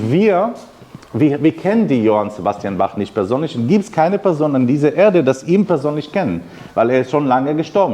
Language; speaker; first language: German; non-native, learner; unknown